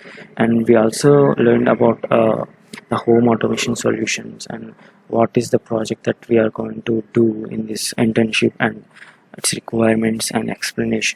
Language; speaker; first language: English; non-native, local second language; Telugu